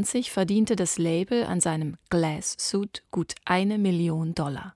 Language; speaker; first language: German; native; German